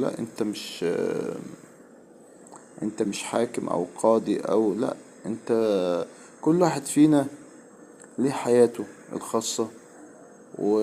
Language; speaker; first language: Arabic; native; Arabic